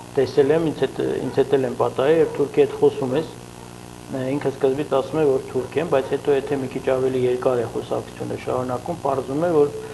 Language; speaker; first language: Armenian; native; Armenian